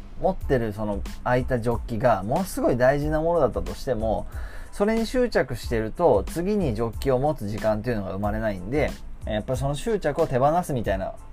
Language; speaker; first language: Japanese; native; Japanese